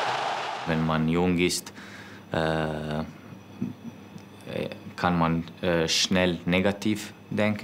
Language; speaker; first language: German; non-native, local second language; Italian